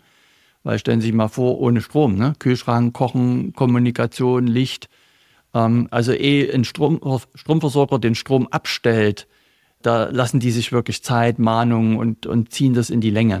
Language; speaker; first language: German; native; German